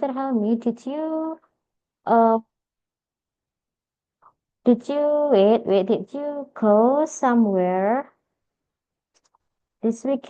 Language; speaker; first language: English; non-native, fluent; Indonesian